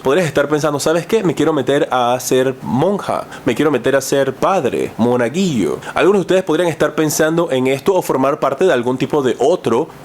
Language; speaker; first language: Spanish; native; Spanish